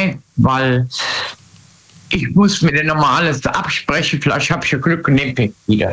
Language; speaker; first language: German; native; German